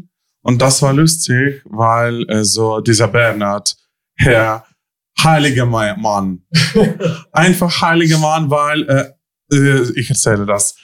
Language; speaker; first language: German; non-native, learner; Ukrainian